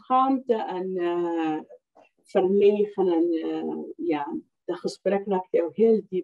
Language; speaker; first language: Dutch; non-native, fluent; Arabic